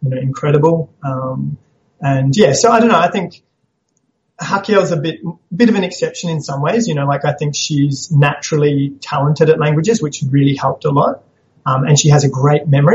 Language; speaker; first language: English; native; English